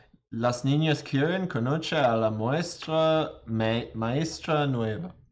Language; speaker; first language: Spanish; non-native, learner; English